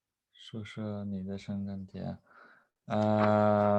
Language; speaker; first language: Chinese; non-native, learner; Norwegian